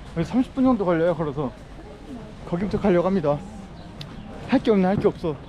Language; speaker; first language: Korean; native; Korean